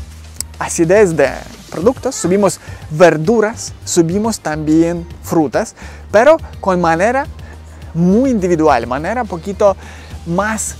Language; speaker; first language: Spanish; non-native, learner; Ukrainian